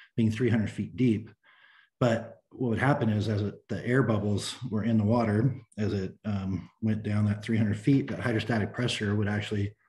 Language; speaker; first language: English; native; English